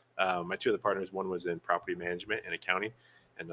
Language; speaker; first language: English; native; English